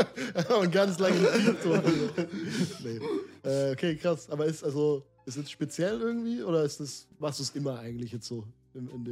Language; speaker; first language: German; native; German